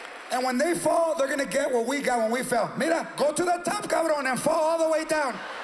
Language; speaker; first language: English; early bilingual, other home language; Spanish